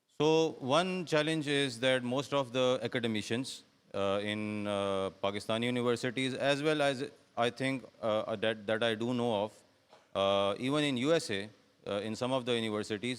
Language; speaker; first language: English; non-native, local second language; Urdu